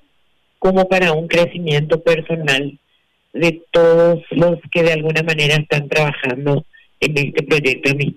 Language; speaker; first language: Spanish; native; Spanish